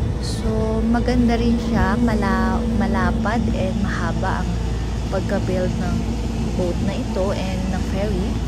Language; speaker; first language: Filipino; native; Filipino